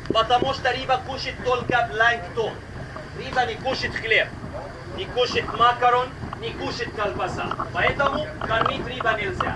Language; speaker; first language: Russian; non-native, learner; Arabic